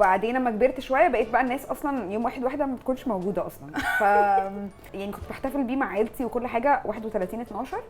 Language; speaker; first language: Arabic; native; Arabic